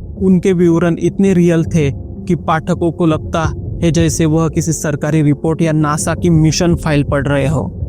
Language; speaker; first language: Hindi; non-native, local second language; Marathi